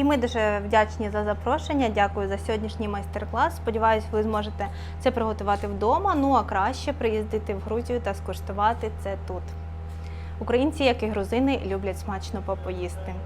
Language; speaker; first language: Ukrainian; native; Ukrainian